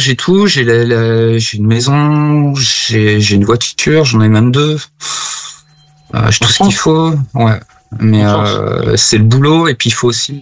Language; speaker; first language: French; native; French